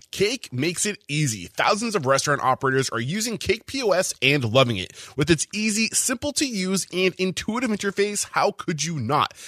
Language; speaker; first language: English; native; English